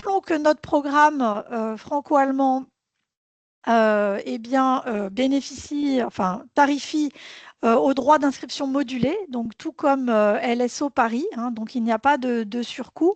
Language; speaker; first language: French; native; French